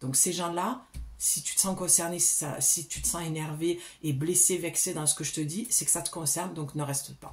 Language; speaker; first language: French; native; French